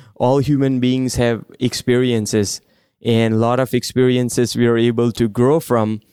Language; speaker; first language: English; non-native, local second language; Gujarati